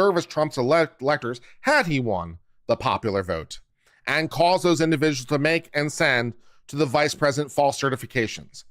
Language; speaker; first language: English; native; English